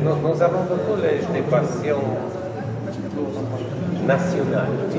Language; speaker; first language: French; non-native, learner; Polish